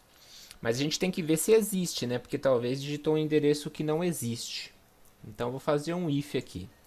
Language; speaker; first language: Portuguese; native; Portuguese